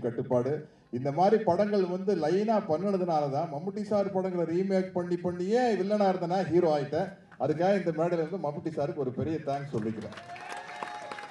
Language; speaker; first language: Tamil; native; Tamil